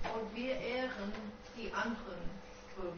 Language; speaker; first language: German; non-native, fluent; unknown